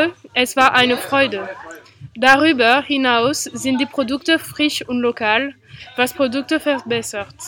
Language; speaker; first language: German; non-native, learner; French